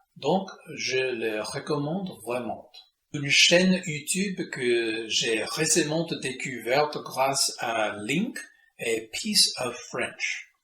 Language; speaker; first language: French; non-native, fluent; English